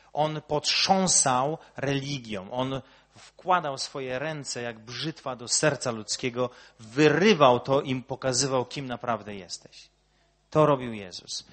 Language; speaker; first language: Polish; early bilingual, heritage; Polish